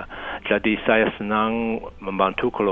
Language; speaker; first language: Indonesian; non-native, fluent; English